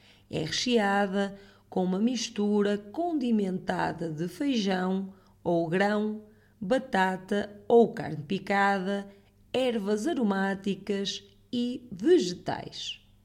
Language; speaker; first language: Portuguese; native; Portuguese